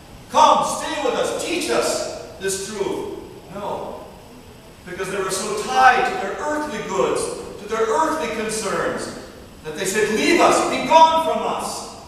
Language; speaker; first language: English; early bilingual, other home language; Russian